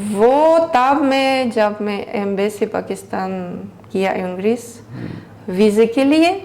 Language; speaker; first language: Hindi; non-native, learner; Greek